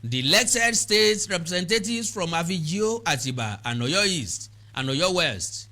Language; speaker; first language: English; non-native, local second language; Yoruba